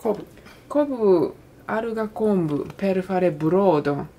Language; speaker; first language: Japanese; native; Japanese